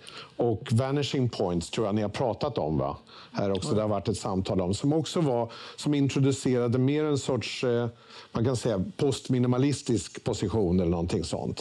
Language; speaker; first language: Swedish; native; Swedish